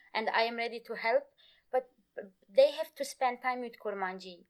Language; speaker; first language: English; non-native, fluent; Kurdish